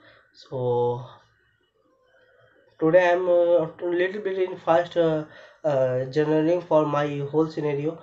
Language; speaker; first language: English; non-native, learner; Bangla